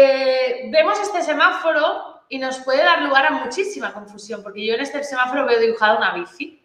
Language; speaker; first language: Spanish; native; Spanish